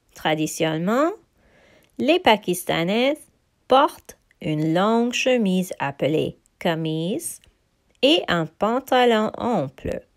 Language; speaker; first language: French; non-native, fluent; Urdu